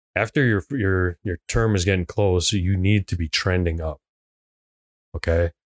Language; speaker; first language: English; non-native, local second language; Cantonese